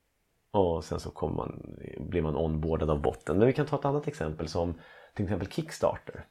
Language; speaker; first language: Swedish; native; Swedish